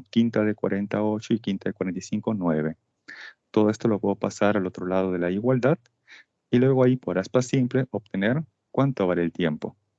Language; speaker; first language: Spanish; native; Spanish